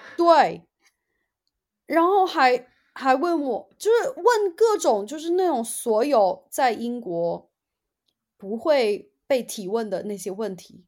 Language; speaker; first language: Chinese; native; Chinese